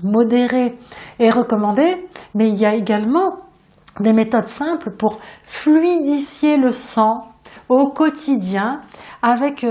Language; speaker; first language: French; native; French